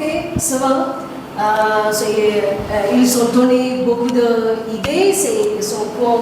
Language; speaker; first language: French; non-native, fluent; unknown